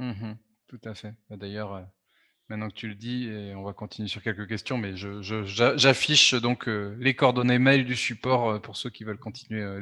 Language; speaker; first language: French; native; French